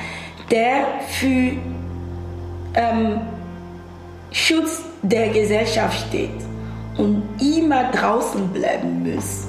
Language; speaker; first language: German; non-native, fluent; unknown